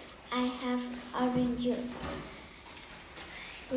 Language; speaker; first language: English; non-native, learner; Vietnamese